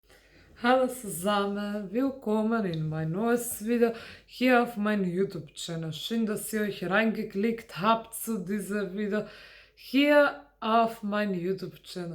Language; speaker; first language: German; non-native, fluent; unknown